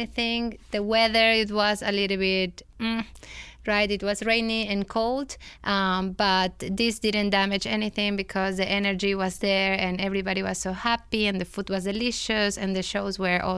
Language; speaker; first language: English; non-native, fluent; Spanish